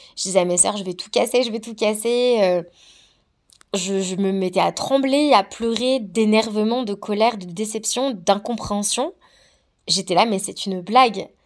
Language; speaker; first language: French; native; French